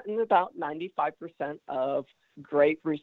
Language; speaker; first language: English; native; English